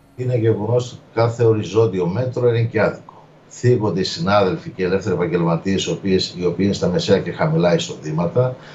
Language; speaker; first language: Greek; native; Greek